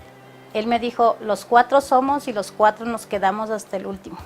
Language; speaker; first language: Spanish; native; Spanish